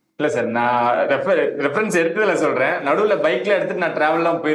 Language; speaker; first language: Tamil; native; Tamil